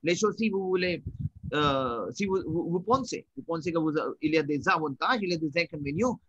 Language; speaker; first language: French; non-native, learner; Hindi